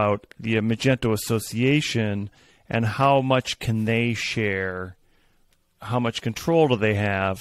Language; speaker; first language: English; native; English